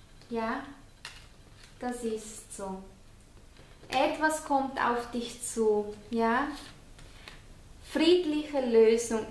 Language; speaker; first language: German; non-native, fluent; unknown